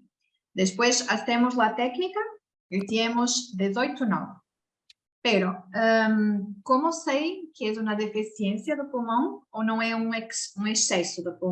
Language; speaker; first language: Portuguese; non-native, learner; Spanish